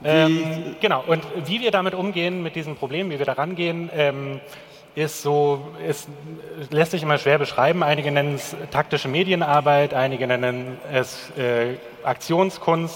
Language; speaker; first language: German; native; German